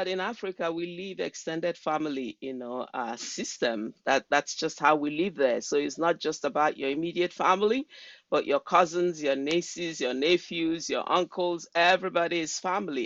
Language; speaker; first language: English; non-native, local second language; Igbo